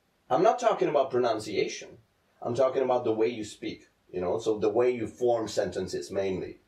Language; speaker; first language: English; non-native, fluent; Czech